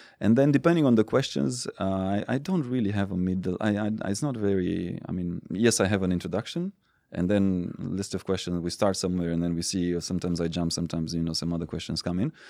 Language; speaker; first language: English; non-native, fluent; Romanian